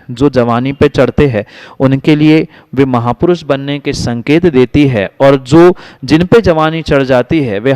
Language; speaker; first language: Hindi; native; Hindi